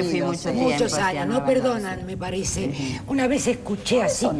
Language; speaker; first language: Spanish; native; Spanish